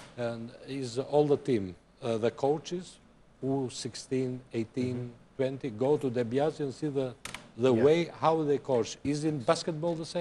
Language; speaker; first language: English; non-native, learner; Albanian